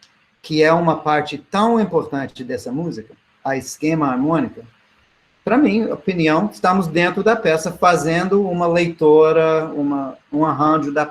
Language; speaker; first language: Portuguese; non-native, fluent; English